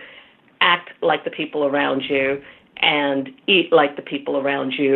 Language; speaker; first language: English; native; English